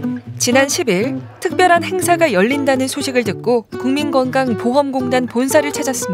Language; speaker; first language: Korean; native; Korean